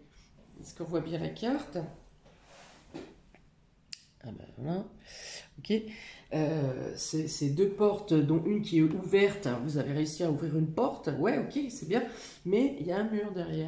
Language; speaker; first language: French; native; French